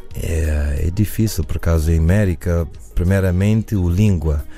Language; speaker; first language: Portuguese; early bilingual, other home language; English